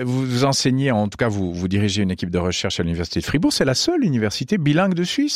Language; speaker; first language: French; native; French